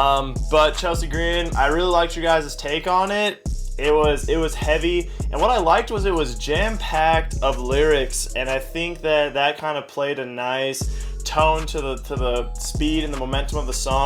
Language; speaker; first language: English; native; English